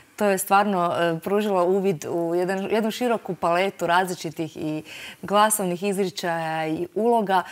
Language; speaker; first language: Croatian; native; Croatian